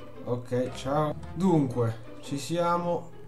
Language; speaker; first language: Italian; native; Italian